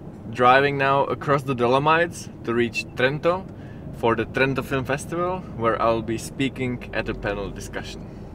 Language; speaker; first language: English; non-native, fluent; Czech